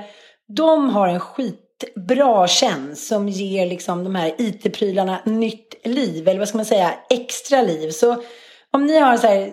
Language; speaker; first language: Swedish; native; Swedish